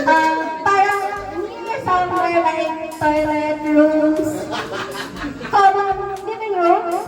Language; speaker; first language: English; non-native, local second language; Filipino